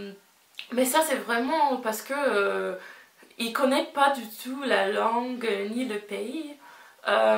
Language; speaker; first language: French; non-native, fluent; English